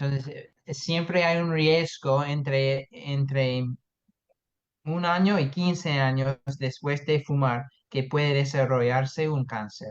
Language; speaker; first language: Spanish; non-native, fluent; English